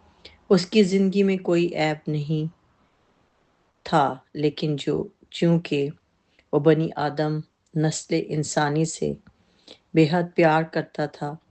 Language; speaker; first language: Urdu; native; Urdu